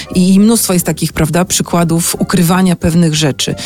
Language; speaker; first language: Polish; native; Polish